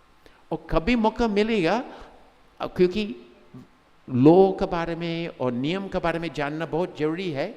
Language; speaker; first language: Hindi; non-native, fluent; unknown